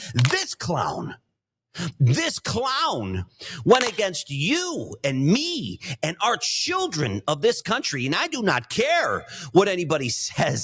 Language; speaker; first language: English; native; English